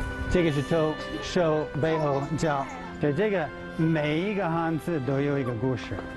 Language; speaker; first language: Chinese; non-native, fluent; English